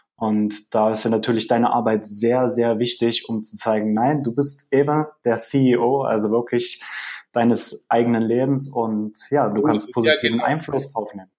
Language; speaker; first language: German; native; German